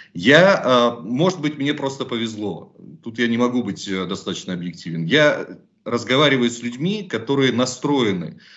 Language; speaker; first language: Russian; native; Russian